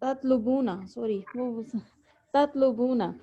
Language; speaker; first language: Arabic; non-native, learner; Urdu